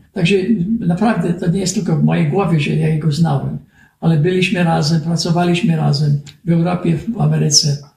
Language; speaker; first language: Polish; early bilingual, heritage; Polish